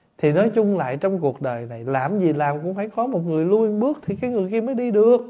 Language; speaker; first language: Vietnamese; native; Vietnamese